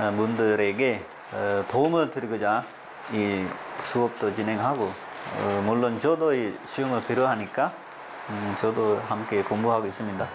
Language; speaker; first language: Korean; non-native, fluent; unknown